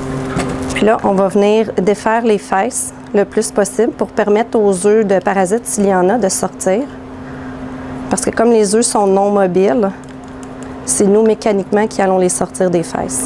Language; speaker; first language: French; native; French